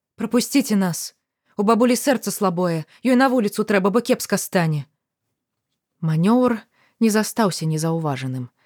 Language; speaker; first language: Belarusian; native; Belarusian